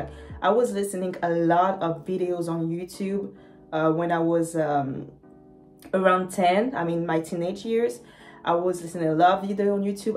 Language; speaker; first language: English; non-native, fluent; Lingala